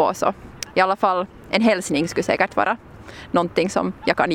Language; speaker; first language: Swedish; native; Swedish